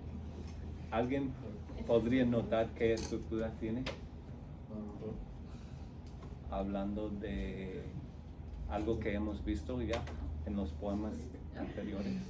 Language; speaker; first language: Spanish; non-native, fluent; English